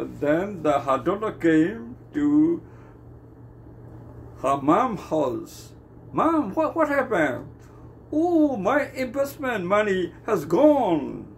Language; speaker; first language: English; non-native, learner; Burmese